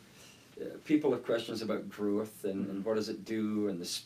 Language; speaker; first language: English; native; English